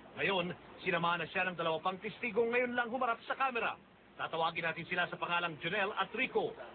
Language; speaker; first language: Filipino; native; Filipino